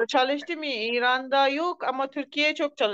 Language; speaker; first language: Turkish; non-native, learner; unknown